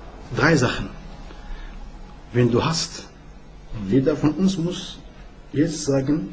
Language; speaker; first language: German; non-native, learner; Arabic